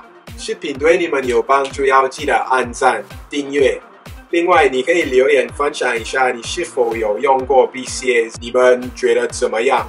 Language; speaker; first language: Chinese; non-native, fluent; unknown